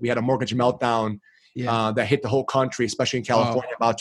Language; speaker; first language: English; early bilingual, other home language; Greek